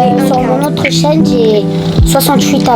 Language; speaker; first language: French; native; French